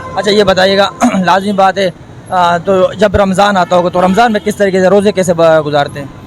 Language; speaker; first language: Urdu; non-native, local second language; Pashto